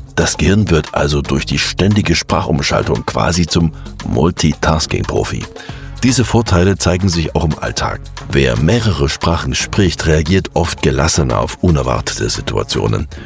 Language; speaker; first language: German; native; German